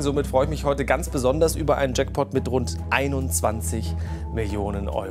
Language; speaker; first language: German; native; German